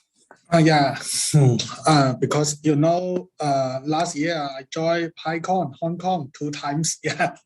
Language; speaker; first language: English; non-native, learner; Cantonese